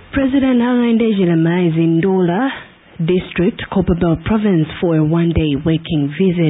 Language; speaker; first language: English; non-native, local second language; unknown